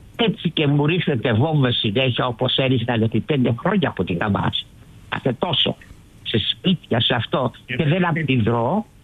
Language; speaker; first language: Greek; early bilingual, heritage; Greek